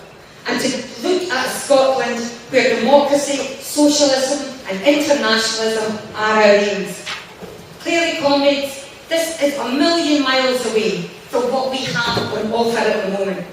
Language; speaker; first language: English; native; English